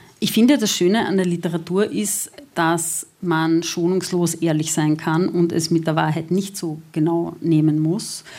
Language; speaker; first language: German; native; German